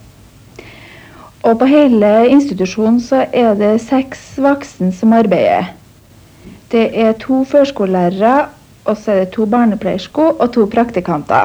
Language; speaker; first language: Norwegian; native; Norwegian